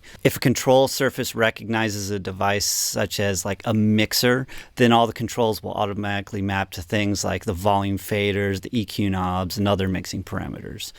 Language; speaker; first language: English; native; English